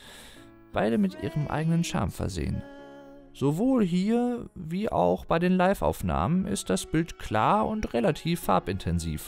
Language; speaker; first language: German; native; German